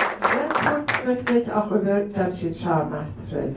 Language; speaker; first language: German; non-native, fluent; Persian